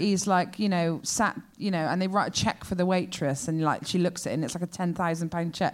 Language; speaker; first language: English; native; English